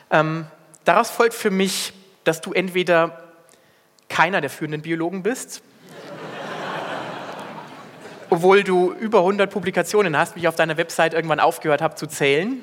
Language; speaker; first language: German; native; German